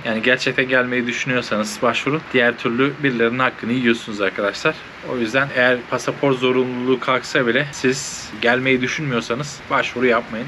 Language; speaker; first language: Turkish; native; Turkish